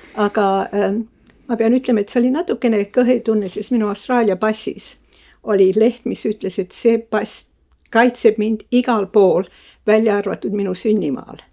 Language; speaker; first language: Estonian; early bilingual, heritage; Estonian